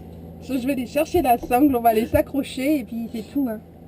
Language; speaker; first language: French; native; French